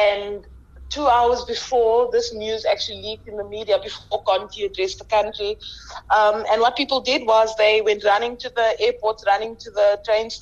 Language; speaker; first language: English; native; English